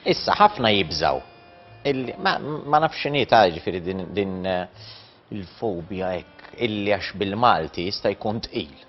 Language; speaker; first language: Maltese; native; Maltese